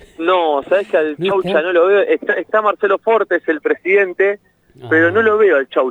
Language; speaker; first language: Spanish; native; Spanish